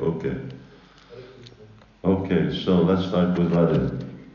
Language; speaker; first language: English; early bilingual, other home language; Hungarian